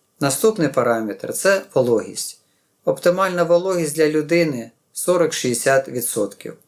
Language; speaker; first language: Ukrainian; non-native, local second language; Russian